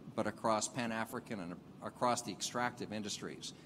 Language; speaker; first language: English; native; English